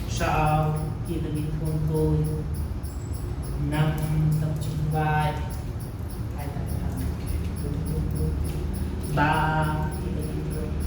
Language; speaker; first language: Vietnamese; non-native, learner; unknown